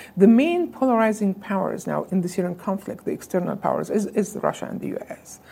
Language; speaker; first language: English; non-native, fluent; Arabic